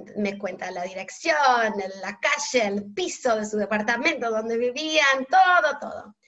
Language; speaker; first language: Spanish; non-native, fluent; English